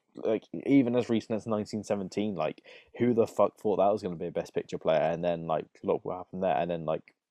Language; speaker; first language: English; native; English